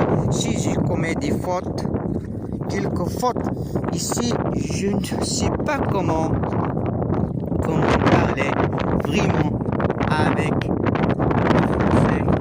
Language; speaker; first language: French; non-native, learner; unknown